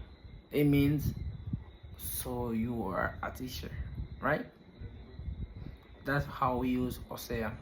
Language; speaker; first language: English; non-native, fluent; Spanish